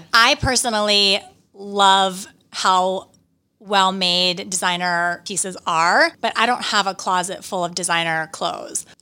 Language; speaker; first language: English; native; English